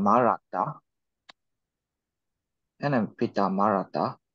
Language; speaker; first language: Finnish; non-native, learner; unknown